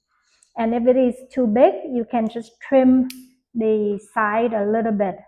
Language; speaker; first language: English; non-native, fluent; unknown